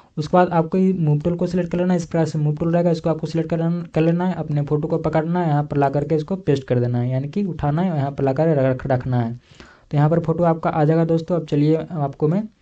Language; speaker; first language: Hindi; native; Hindi